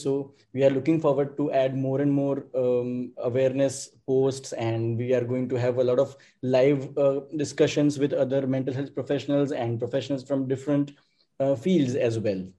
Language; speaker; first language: English; non-native, local second language; Gujarati